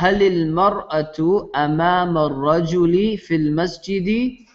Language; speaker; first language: Arabic; non-native, fluent; English